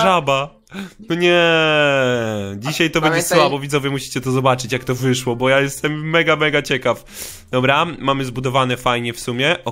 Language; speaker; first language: Polish; native; Polish